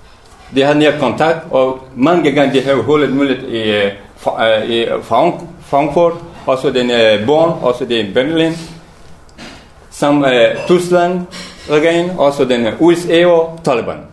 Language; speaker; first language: Danish; non-native, learner; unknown